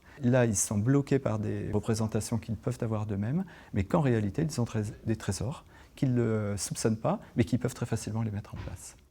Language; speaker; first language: French; native; French